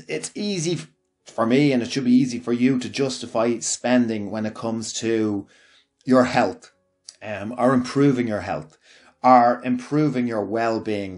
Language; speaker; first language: English; native; English